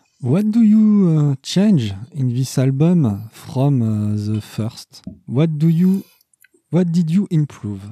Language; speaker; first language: English; non-native, learner; French